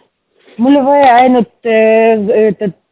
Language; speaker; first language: Estonian; non-native, learner; Russian